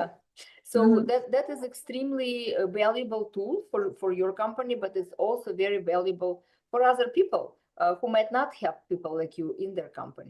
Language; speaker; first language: English; non-native, fluent; Russian